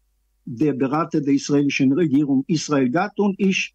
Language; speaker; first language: German; non-native, fluent; Hebrew